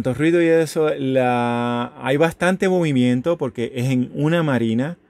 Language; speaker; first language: Spanish; native; Spanish